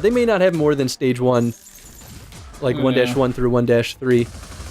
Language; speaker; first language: English; native; English